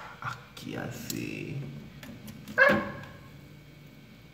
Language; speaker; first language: Spanish; non-native, learner; Korean